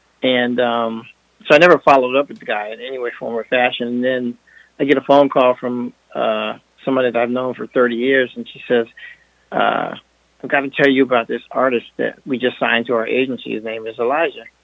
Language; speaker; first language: English; non-native, fluent; French